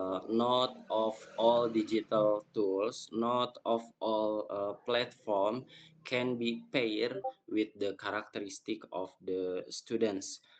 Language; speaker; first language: English; non-native, fluent; Indonesian